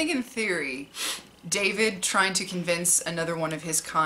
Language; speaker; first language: English; native; English